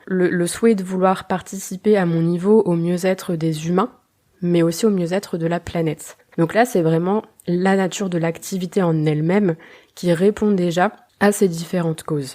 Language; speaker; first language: French; native; French